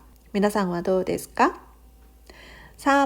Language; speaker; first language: Japanese; non-native, fluent; Korean